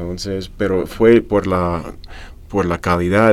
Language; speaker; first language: Spanish; non-native, fluent; English